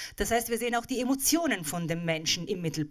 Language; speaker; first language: German; native; German